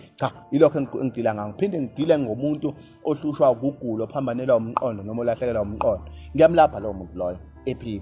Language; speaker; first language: Zulu; native; Zulu